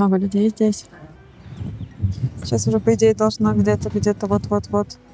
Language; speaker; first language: Russian; native; Russian